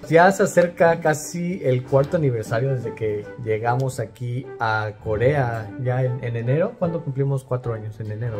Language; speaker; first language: Spanish; native; Spanish